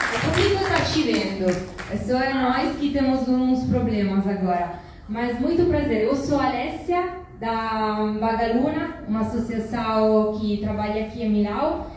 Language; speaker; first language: Portuguese; non-native, learner; Italian